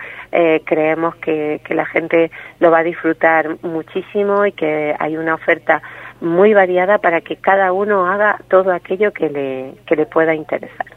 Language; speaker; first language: Spanish; native; Spanish